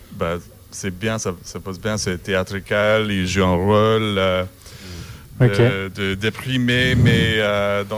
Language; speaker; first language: French; non-native, learner; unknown